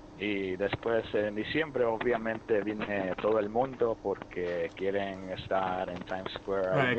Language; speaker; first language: Spanish; early bilingual, heritage; Spanish